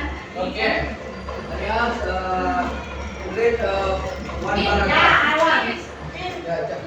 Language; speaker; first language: English; non-native, learner; Indonesian